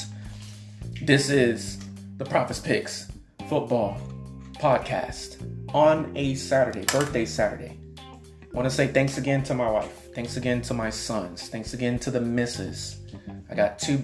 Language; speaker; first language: English; native; English